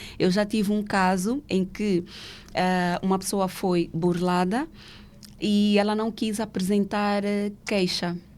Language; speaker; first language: Portuguese; native; Portuguese